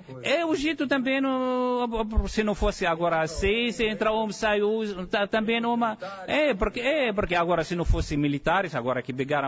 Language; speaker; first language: Portuguese; non-native, fluent; Arabic